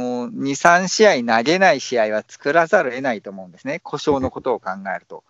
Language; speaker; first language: Japanese; native; Japanese